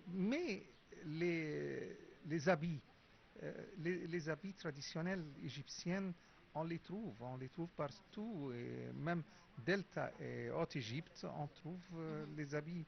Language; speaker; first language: French; non-native, fluent; Arabic